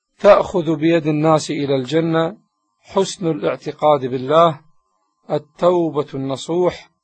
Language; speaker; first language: Arabic; native; Arabic